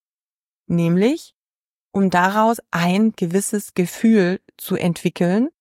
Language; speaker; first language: German; native; German